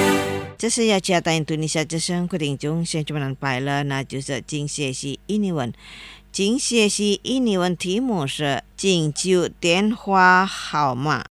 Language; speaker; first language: Chinese; non-native, fluent; Indonesian